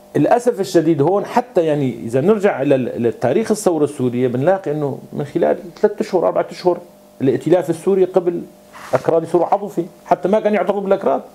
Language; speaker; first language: Arabic; non-native, local second language; Kurdish